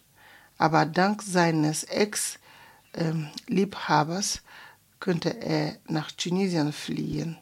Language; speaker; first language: German; non-native, fluent; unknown